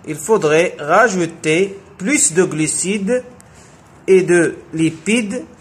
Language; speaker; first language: French; non-native, local second language; Arabic